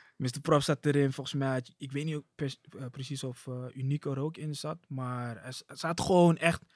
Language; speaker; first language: Dutch; early bilingual, other home language; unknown